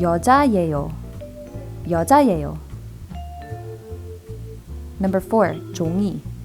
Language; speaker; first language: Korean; non-native, fluent; English